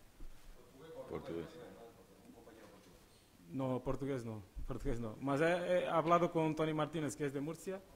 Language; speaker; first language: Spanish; non-native, learner; Portuguese